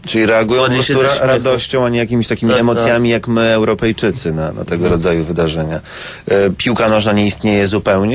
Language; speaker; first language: Polish; native; Polish